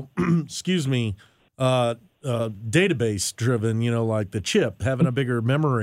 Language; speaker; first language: English; native; English